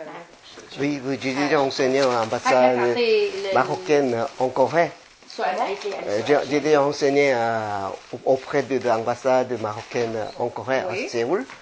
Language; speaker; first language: French; non-native, learner; Korean